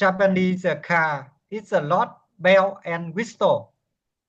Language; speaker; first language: English; non-native, learner; Vietnamese